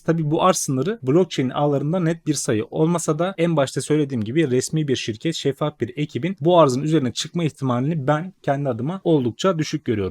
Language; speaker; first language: Turkish; native; Turkish